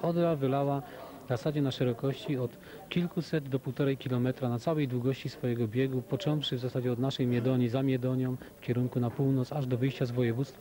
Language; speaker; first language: Polish; native; Polish